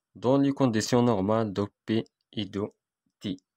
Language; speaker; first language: French; non-native, local second language; Arabic